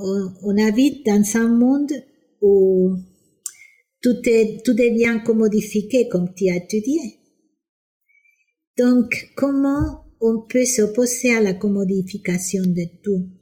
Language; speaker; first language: French; non-native, fluent; Spanish